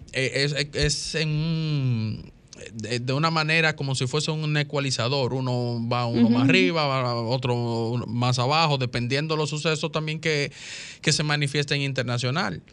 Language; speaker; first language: Spanish; native; Spanish